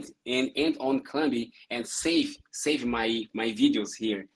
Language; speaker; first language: English; non-native, learner; Portuguese